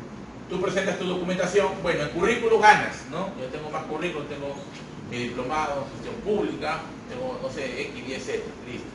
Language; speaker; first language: Spanish; native; Spanish